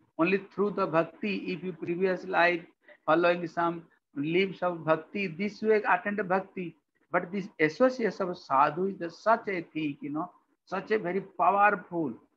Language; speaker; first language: English; non-native, local second language; Odia